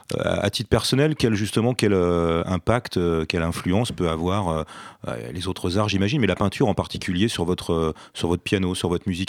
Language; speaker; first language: French; native; French